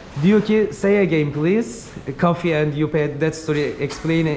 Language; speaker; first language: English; non-native, learner; Turkish